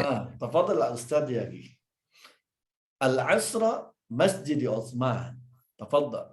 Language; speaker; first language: Arabic; non-native, fluent; Indonesian